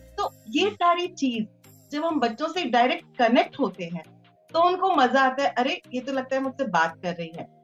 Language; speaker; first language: Hindi; native; Hindi